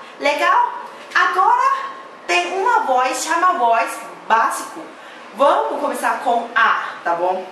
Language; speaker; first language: Portuguese; non-native, learner; Thai